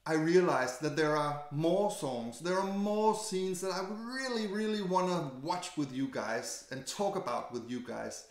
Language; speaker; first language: English; non-native, fluent; Danish